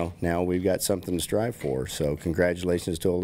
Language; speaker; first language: English; native; English